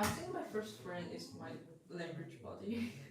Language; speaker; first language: English; non-native, fluent; Chinese